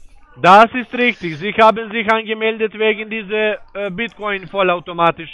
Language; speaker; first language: German; non-native, learner; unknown